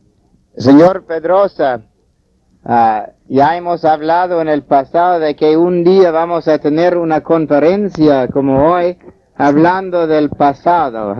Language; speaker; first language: Spanish; non-native, fluent; English